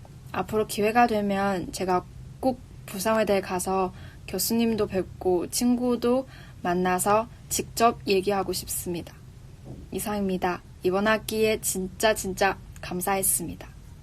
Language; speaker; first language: Korean; non-native, fluent; Chinese